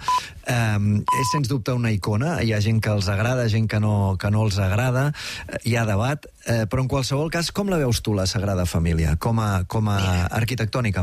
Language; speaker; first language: Catalan; native; Catalan